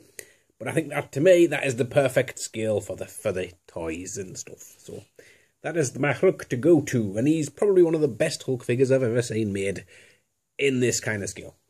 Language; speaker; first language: English; native; English